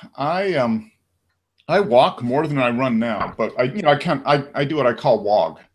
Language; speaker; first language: English; native; English